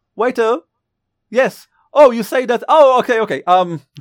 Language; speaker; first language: English; non-native, fluent; Hebrew